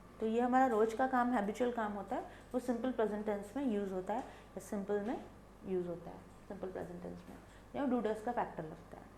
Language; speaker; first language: Hindi; non-native, local second language; Bangla